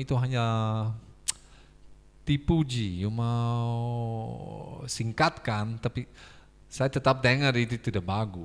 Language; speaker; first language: Indonesian; non-native, fluent; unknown